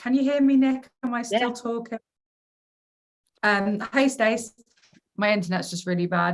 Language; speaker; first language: English; native; English